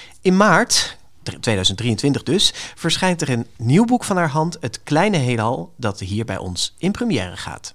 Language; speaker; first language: Dutch; native; Dutch